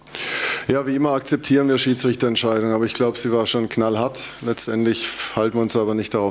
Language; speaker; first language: German; native; German